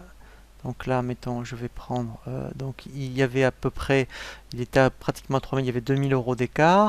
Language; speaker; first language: French; native; French